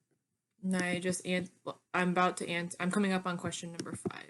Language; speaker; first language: English; native; English